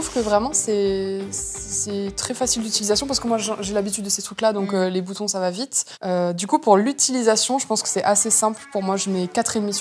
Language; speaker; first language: French; native; French